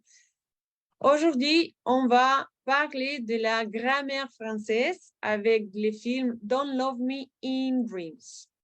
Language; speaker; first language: French; non-native, learner; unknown